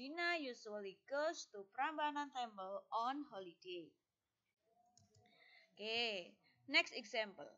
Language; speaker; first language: English; non-native, fluent; Indonesian